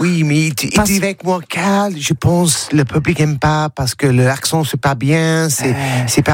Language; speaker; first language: French; non-native, learner; English